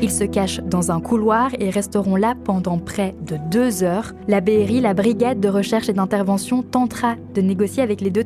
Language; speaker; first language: French; native; French